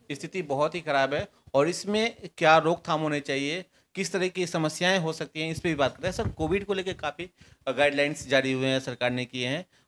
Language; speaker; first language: Hindi; native; Hindi